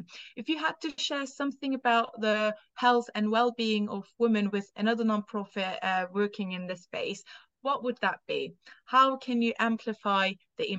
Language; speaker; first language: English; non-native, fluent; Turkish